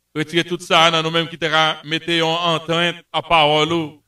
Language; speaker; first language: French; native; French